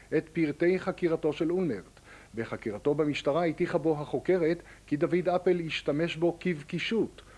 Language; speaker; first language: Hebrew; native; Hebrew